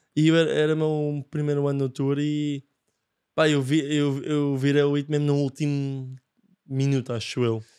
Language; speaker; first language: Portuguese; non-native, fluent; Japanese